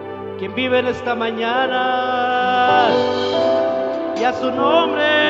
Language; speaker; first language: Spanish; non-native, local second language; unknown